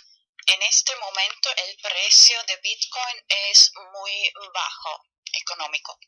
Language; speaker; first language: Spanish; non-native, fluent; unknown